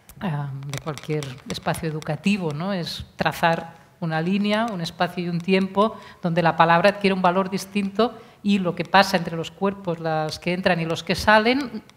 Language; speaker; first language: Spanish; non-native, local second language; Catalan